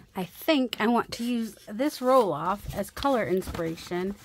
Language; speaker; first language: English; native; English